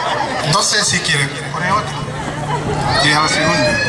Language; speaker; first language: Spanish; non-native, learner; French